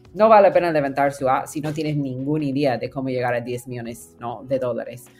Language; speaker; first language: Spanish; non-native, fluent; English